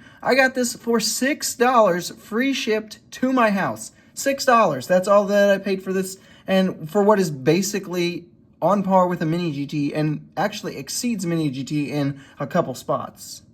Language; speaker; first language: English; native; English